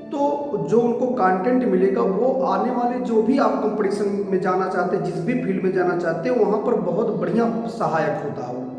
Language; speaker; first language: Hindi; native; Hindi